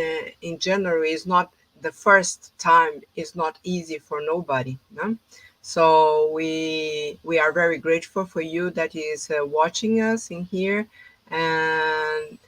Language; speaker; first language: English; non-native, fluent; Portuguese